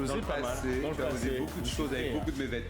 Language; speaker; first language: French; native; French